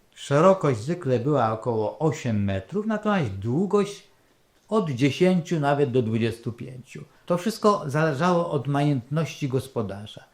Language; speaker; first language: Polish; non-native, local second language; Rusyn